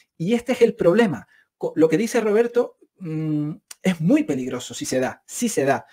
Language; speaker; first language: Spanish; native; Spanish